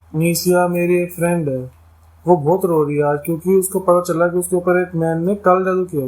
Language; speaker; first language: Hindi; native; Hindi